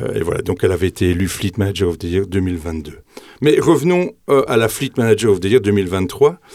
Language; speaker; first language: French; native; French